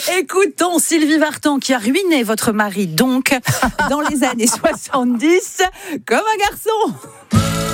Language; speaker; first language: French; native; French